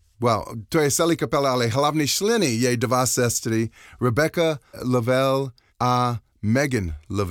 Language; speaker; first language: Czech; non-native, learner; English